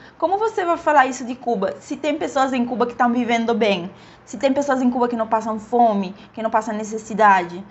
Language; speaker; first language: Portuguese; non-native, fluent; Spanish